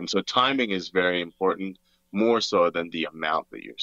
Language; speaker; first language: English; native; English